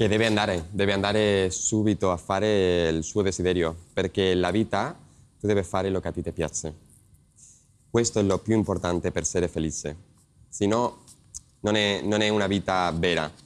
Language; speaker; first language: Italian; non-native, learner; Spanish